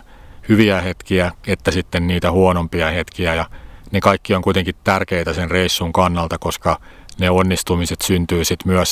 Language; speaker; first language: Finnish; native; Finnish